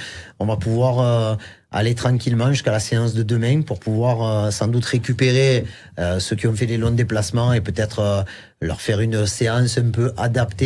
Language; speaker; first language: French; native; French